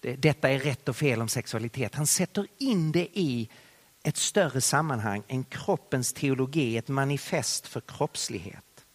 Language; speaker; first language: Swedish; native; Swedish